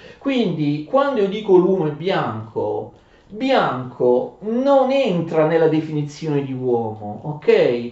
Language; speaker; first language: Italian; native; Italian